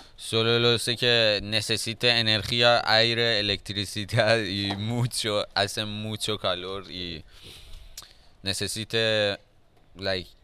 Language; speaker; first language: Spanish; non-native, fluent; Persian